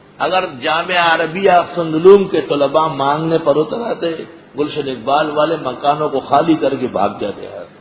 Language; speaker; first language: Urdu; non-native, local second language; Pashto